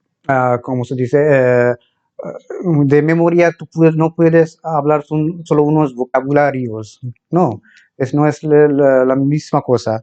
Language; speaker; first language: Spanish; non-native, fluent; Bangla